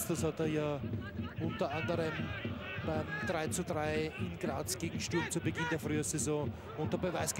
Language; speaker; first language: German; native; German